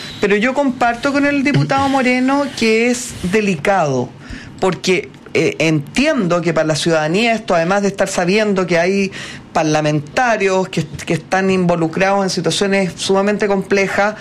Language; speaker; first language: Spanish; native; Spanish